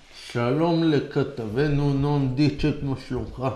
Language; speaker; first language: Hebrew; native; Hebrew